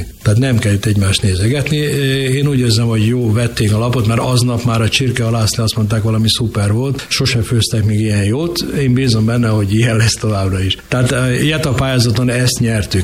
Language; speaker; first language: Hungarian; native; Hungarian